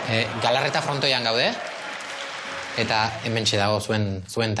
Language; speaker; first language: Basque; native; Basque